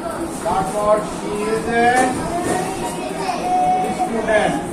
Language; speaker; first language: English; non-native, learner; Bangla